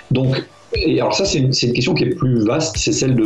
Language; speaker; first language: French; native; French